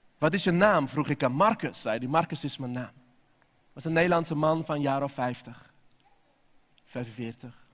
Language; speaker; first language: Dutch; non-native, fluent; Armenian